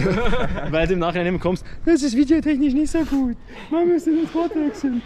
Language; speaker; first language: German; native; German